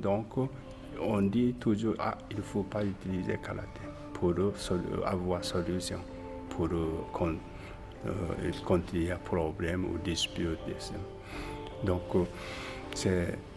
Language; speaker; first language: French; non-native, learner; Japanese